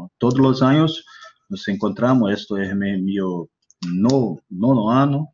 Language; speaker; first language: Spanish; non-native, learner; Portuguese